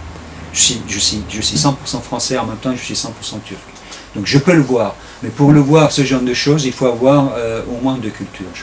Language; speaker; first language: French; non-native, fluent; Turkish